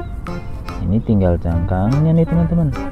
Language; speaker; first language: Indonesian; native; Indonesian